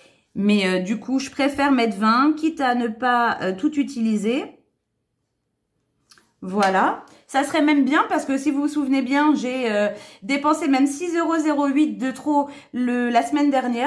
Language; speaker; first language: French; native; French